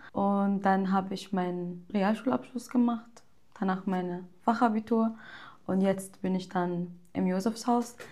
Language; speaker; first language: German; early bilingual, other home language; Arabic